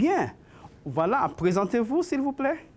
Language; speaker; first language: French; non-native, fluent; Spanish